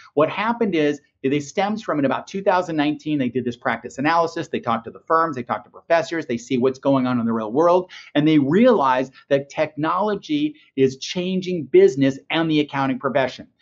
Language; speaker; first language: English; native; English